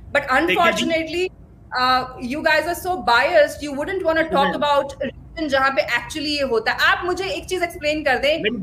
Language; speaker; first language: Hindi; native; Hindi